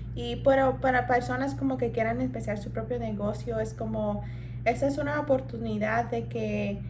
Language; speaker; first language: Spanish; early bilingual, heritage; Spanish